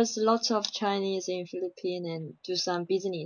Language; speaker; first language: English; non-native, learner; Chinese